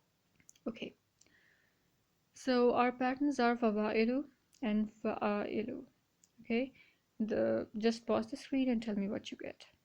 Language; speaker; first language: English; non-native, local second language; Urdu